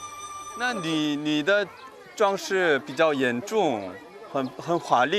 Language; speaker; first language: Chinese; non-native, fluent; Korean